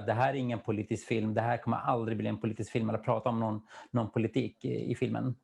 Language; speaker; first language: Swedish; non-native, fluent; Kurdish